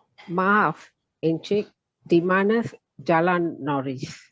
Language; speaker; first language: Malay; non-native, learner; Tamil